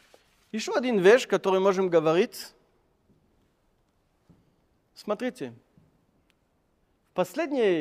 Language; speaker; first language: Russian; non-native, fluent; French